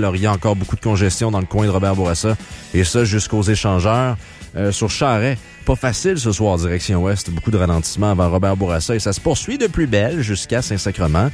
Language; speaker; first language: French; native; French